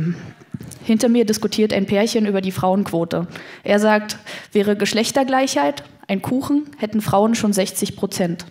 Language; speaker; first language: German; native; German